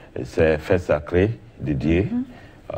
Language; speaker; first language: French; non-native, learner; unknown